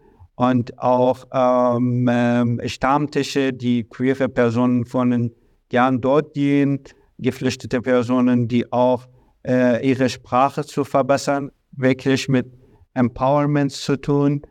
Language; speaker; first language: German; non-native, learner; Arabic